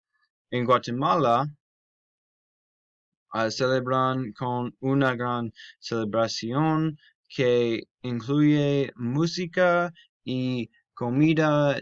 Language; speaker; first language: Spanish; non-native, learner; English